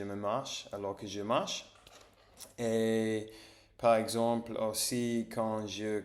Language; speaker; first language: French; non-native, learner; English